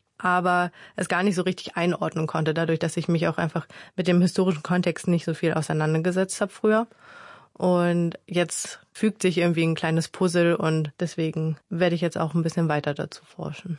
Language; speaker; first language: German; early bilingual, other home language; Vietnamese